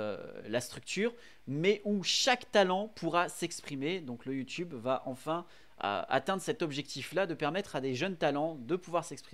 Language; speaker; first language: French; native; French